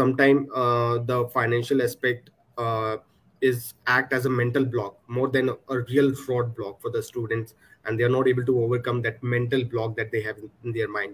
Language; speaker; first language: English; non-native, local second language; Punjabi